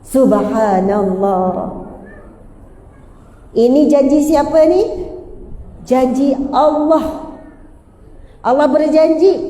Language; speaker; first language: Malay; native; Malay